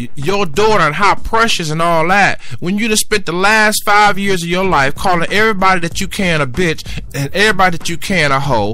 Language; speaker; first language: English; native; English